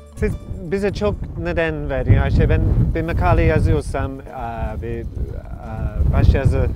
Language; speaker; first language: Turkish; non-native, learner; English